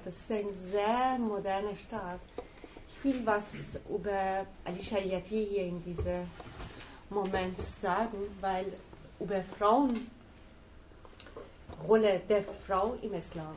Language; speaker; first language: German; non-native, fluent; Persian